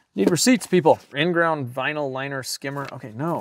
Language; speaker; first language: English; native; English